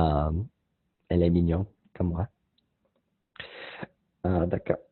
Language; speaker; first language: French; non-native, learner; English